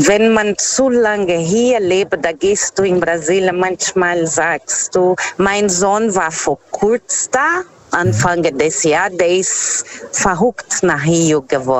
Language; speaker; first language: German; non-native, fluent; Portuguese